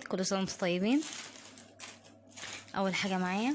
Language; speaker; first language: Arabic; native; Arabic